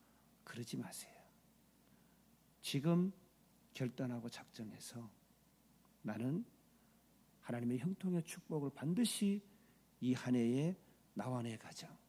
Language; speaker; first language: Korean; native; Korean